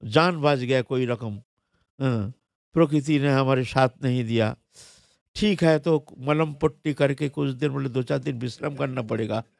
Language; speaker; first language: Hindi; non-native, local second language; Bangla